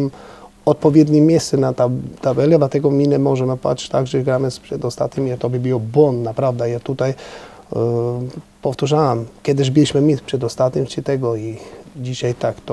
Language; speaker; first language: Polish; non-native, fluent; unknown